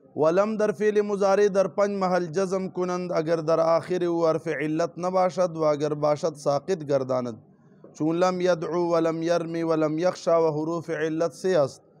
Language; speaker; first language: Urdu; non-native, local second language; Pashto